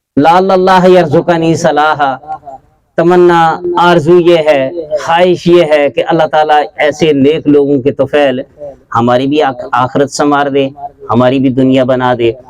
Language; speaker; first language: Urdu; native; Urdu